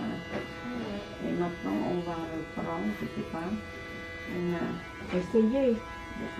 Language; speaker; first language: French; non-native, fluent; Khmer